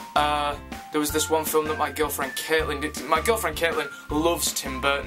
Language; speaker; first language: English; native; English